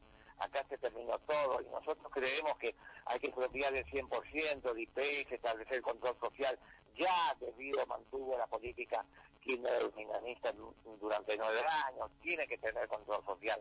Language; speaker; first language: Spanish; native; Spanish